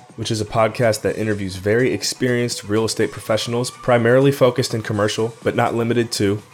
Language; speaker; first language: English; native; English